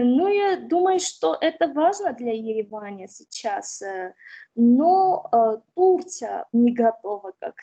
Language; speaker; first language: Russian; non-native, fluent; Armenian